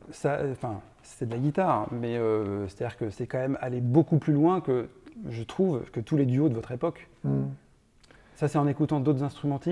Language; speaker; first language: French; native; French